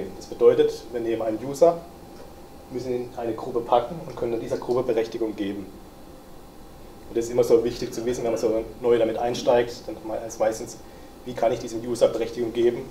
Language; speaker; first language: German; native; German